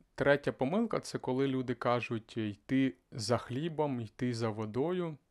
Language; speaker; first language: Ukrainian; native; Ukrainian